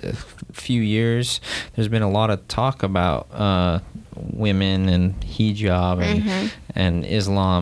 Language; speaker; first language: English; native; English